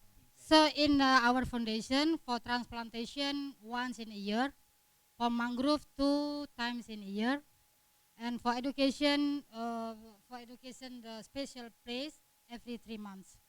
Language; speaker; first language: English; non-native, learner; Indonesian